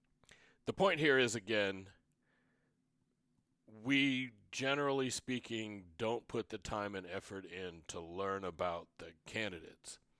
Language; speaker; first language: English; native; English